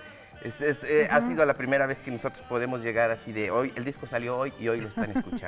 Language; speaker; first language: Spanish; native; Spanish